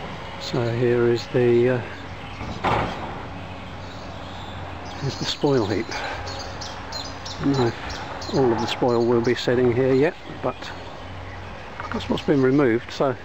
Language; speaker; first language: English; native; English